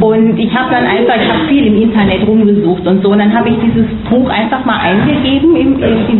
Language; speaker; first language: German; non-native, fluent; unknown